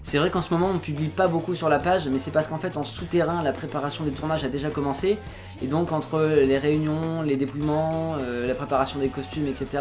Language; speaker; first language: French; native; French